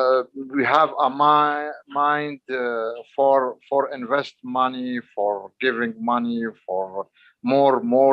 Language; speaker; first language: English; non-native, learner; Arabic